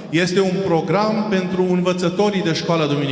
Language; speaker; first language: Romanian; non-native, fluent; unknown